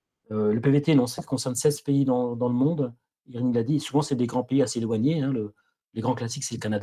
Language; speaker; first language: French; native; French